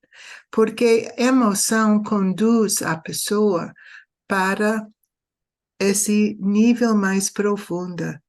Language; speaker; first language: Portuguese; non-native, fluent; English